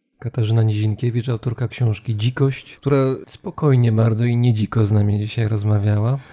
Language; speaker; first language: Polish; native; Polish